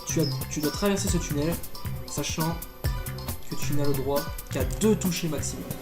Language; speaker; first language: French; native; French